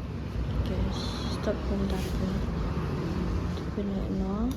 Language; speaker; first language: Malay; non-native, local second language; Javanese